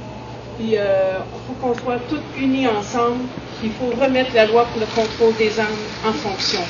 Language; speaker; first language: French; native; French